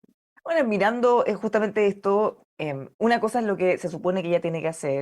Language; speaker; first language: Spanish; native; Spanish